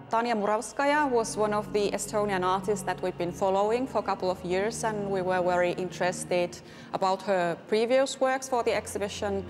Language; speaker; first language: English; non-native, fluent; Finnish